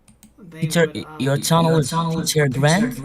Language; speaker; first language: English; non-native, learner; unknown